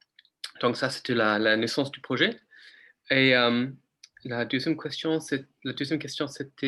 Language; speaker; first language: French; non-native, fluent; English